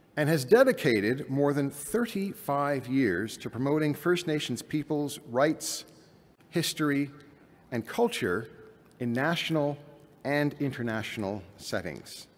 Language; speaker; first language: English; native; English